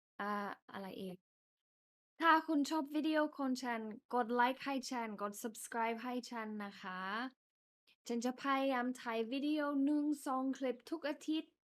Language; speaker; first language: Thai; non-native, fluent; English